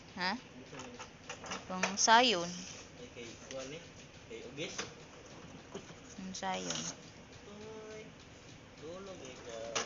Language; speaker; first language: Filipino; non-native, local second language; Cebuano